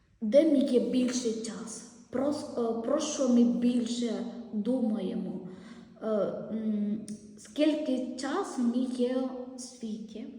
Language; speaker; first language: Ukrainian; non-native, learner; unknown